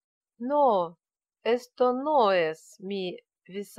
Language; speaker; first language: Spanish; non-native, learner; Russian